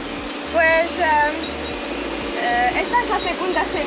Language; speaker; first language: Spanish; non-native, learner; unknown